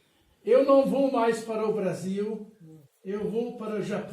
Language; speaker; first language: Portuguese; non-native, fluent; German